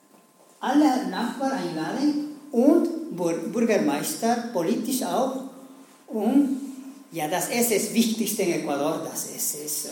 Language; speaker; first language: German; non-native, learner; Spanish